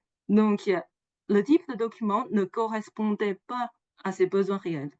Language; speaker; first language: French; non-native, fluent; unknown